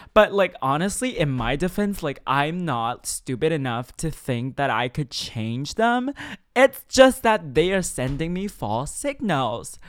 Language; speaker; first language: English; non-native, fluent; Chinese